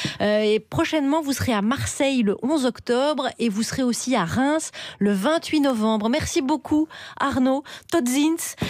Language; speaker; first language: French; native; French